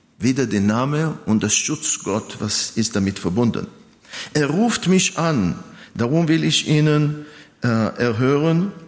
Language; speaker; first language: German; non-native, fluent; Hebrew